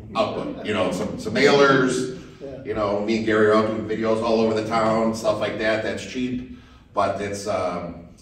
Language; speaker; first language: English; native; English